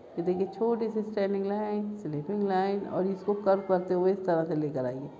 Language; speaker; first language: Hindi; native; Hindi